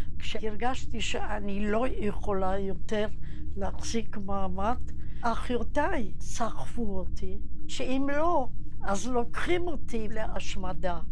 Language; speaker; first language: Hebrew; non-native, fluent; Polish